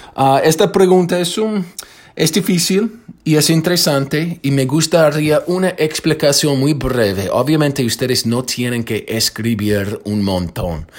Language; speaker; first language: Spanish; non-native, fluent; English